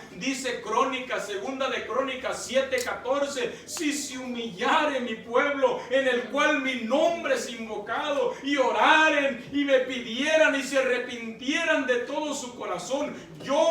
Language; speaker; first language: Spanish; native; Spanish